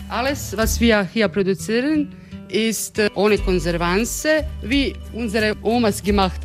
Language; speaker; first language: German; non-native, fluent; Croatian